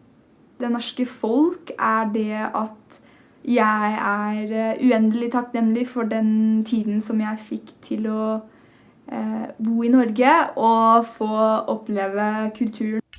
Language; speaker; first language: Norwegian; non-native, fluent; English